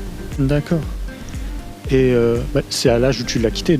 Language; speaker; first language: French; native; French